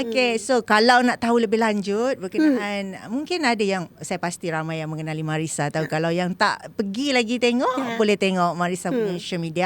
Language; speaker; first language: Malay; native; Malay